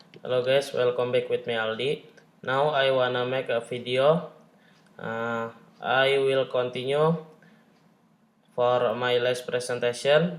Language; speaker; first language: English; non-native, learner; Indonesian